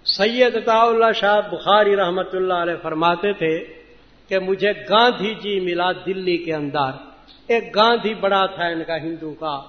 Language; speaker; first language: Urdu; non-native, local second language; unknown